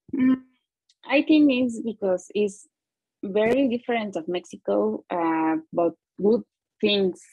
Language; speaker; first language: English; non-native, learner; Spanish